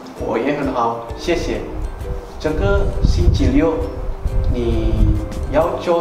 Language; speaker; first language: Chinese; non-native, learner; Indonesian